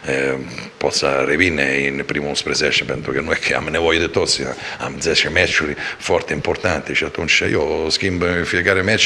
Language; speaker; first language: Romanian; non-native, fluent; Italian